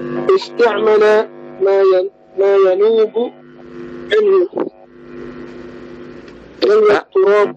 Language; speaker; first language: Arabic; non-native, learner; Indonesian